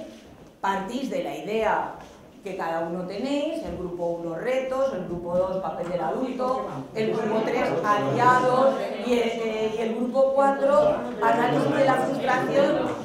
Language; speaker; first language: Spanish; native; Spanish